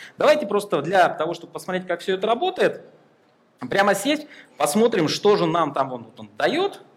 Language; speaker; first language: Russian; native; Russian